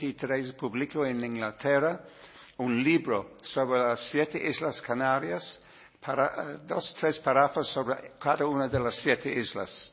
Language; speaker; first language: Spanish; non-native, learner; English